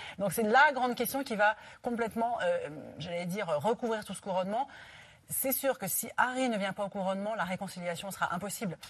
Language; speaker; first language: French; native; French